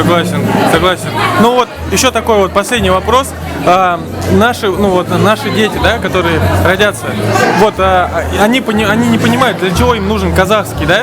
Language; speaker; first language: Russian; native; Russian